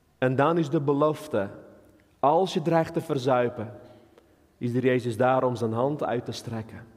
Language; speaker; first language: Dutch; non-native, fluent; Armenian